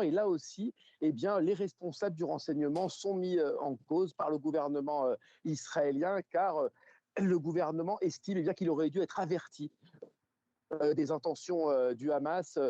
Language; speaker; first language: French; native; French